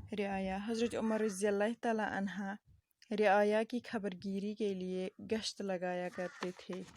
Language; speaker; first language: Urdu; non-native, local second language; Kashmiri